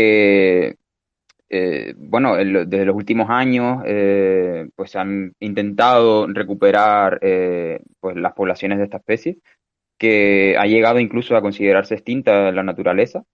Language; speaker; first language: Spanish; native; Spanish